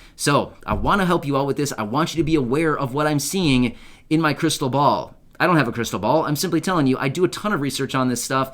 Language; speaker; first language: English; native; English